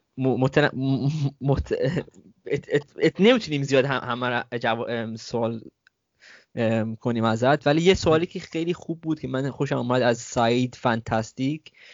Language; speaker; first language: Persian; early bilingual, heritage; Persian